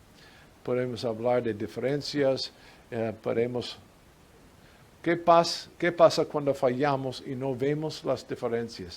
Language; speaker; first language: Spanish; non-native, fluent; English